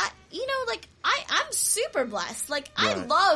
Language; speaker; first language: English; early bilingual, other home language; Korean